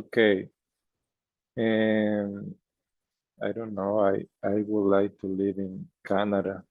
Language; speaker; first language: English; non-native, learner; Spanish